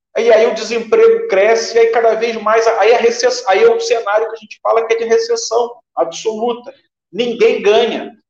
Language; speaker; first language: Portuguese; native; Portuguese